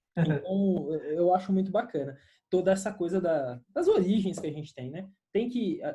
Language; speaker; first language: Portuguese; native; Portuguese